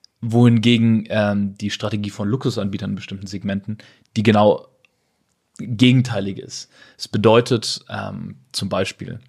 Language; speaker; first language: German; native; German